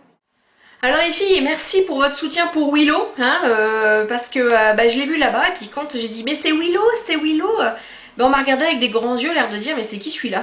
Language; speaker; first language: French; native; French